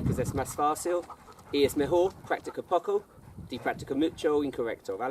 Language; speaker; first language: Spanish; non-native, learner; English